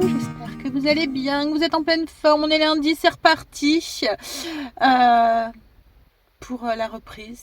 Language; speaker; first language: French; native; French